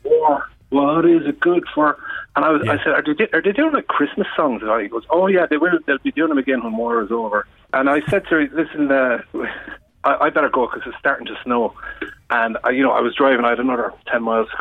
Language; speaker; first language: English; native; English